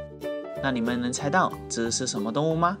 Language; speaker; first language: Chinese; native; Chinese